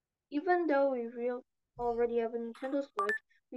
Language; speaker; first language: English; non-native, learner; Korean